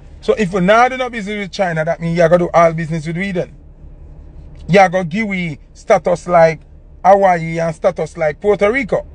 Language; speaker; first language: English; non-native, local second language; Jamaican Creole English